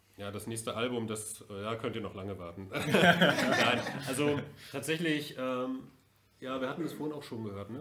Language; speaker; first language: German; native; German